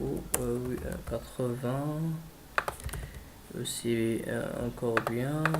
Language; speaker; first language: French; non-native, learner; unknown